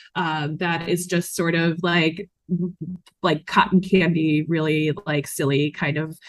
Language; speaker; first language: English; native; English